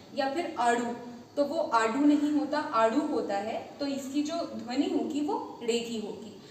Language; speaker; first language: Hindi; native; Hindi